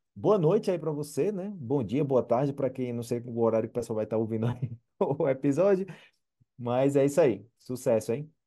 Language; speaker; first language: Portuguese; native; Portuguese